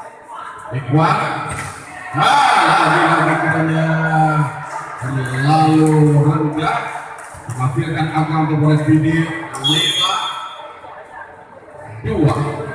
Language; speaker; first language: Indonesian; non-native, local second language; Achinese